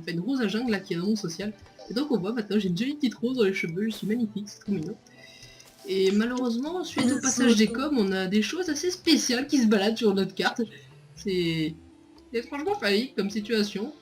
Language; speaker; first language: French; native; French